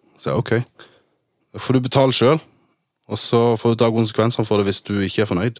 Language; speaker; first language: Norwegian; early bilingual, other home language; German